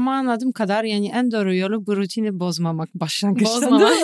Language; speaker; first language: Turkish; non-native, fluent; Polish